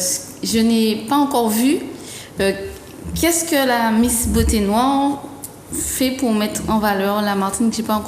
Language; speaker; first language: French; native; French